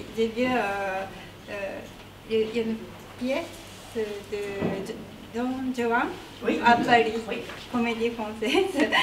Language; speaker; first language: French; non-native, learner; Japanese